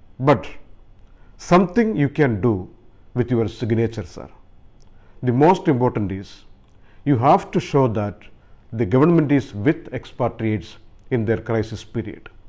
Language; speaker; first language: English; non-native, local second language; Malayalam